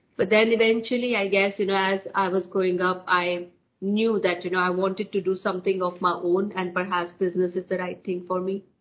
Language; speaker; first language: English; non-native, local second language; Hindi